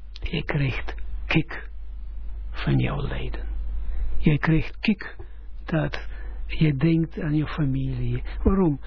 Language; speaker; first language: Dutch; non-native, fluent; Russian